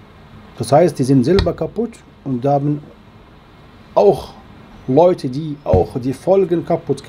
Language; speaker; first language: German; non-native, learner; Arabic